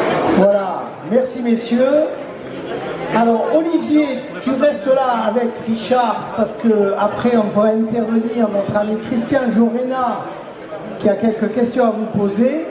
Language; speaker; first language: French; native; French